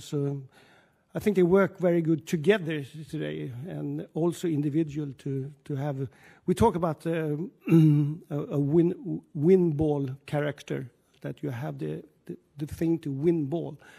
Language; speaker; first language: English; non-native, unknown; Swedish